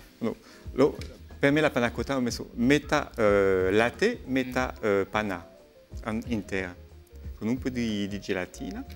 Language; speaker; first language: Italian; non-native, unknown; French